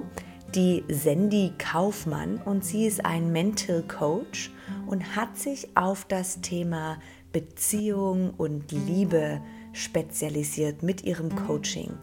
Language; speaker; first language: German; native; German